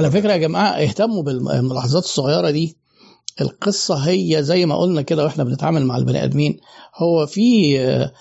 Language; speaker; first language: Arabic; native; Arabic